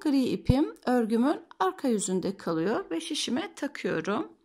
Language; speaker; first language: Turkish; native; Turkish